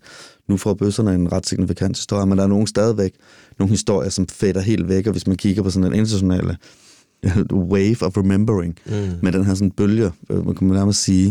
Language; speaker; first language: Danish; native; Danish